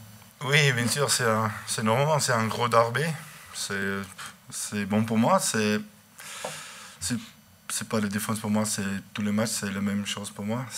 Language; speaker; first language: French; non-native, learner; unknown